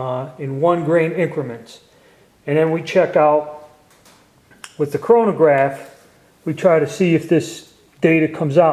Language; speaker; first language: English; native; English